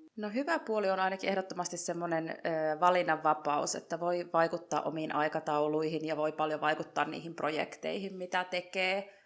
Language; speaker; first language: Finnish; native; Finnish